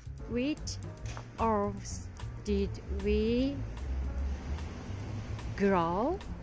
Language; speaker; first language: English; non-native, learner; Japanese